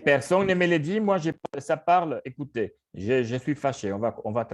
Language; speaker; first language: French; non-native, fluent; Spanish